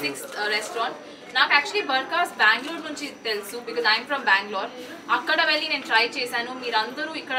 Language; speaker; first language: Telugu; non-native, learner; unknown